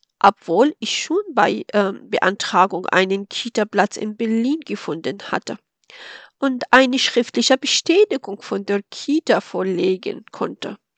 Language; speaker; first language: German; non-native, fluent; Arabic